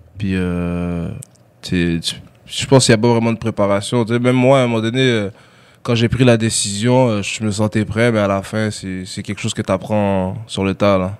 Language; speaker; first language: French; early bilingual, other home language; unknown